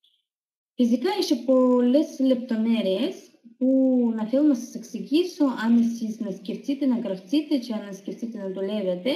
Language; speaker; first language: Greek; non-native, learner; Russian